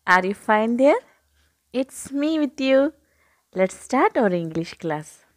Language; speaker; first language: English; non-native, local second language; Malayalam